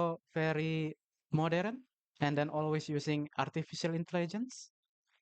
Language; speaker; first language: English; non-native, learner; Indonesian